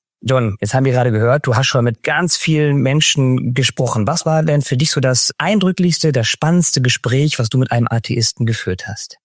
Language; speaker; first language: German; native; German